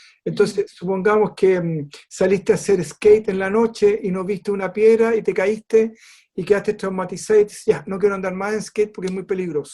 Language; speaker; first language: Spanish; native; Spanish